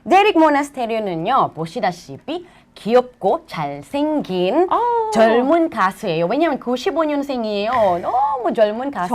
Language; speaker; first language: Korean; non-native, fluent; Filipino